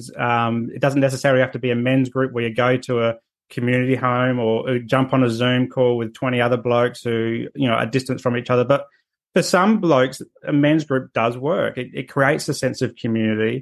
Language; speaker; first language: English; native; English